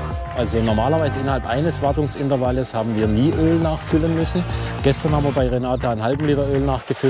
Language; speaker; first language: German; native; German